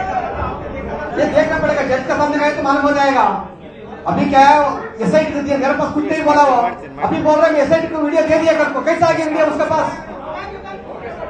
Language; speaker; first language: Hindi; non-native, local second language; Kannada